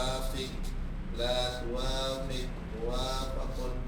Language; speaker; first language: Arabic; non-native, learner; Indonesian